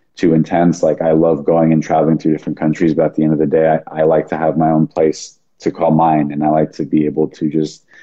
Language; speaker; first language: English; native; English